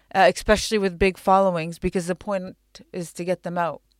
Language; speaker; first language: English; non-native, fluent; Arabic